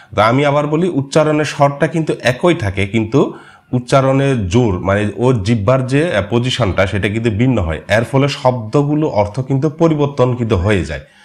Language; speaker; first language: Bangla; non-native, local second language; Marma